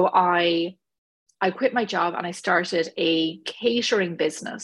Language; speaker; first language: English; native; English